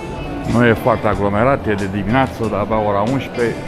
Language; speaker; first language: Romanian; native; Romanian